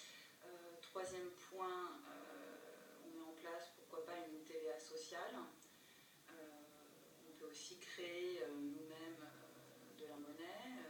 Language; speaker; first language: French; native; French